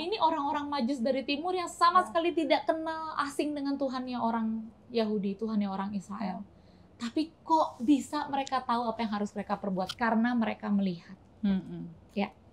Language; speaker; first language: Indonesian; native; Indonesian